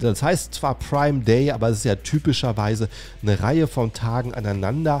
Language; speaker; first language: German; native; German